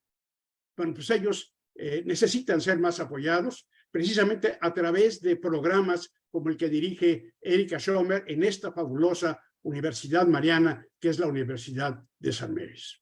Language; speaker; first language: Spanish; native; Spanish